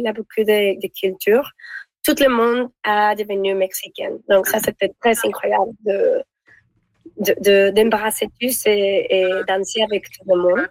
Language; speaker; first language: French; non-native, learner; Spanish